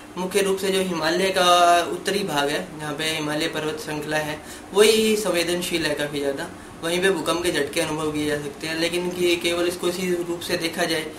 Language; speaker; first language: Hindi; native; Hindi